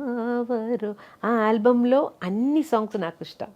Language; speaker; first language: Telugu; non-native, local second language; Malayalam